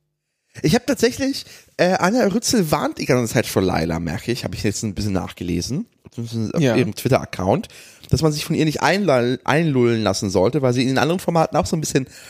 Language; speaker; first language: German; native; German